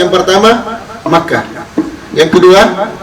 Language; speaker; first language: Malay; non-native, learner; Arabic